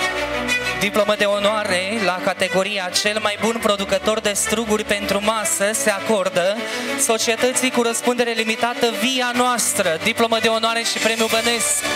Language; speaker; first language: Romanian; native; Romanian